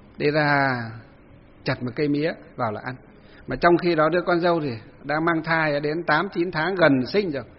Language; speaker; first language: Vietnamese; native; Vietnamese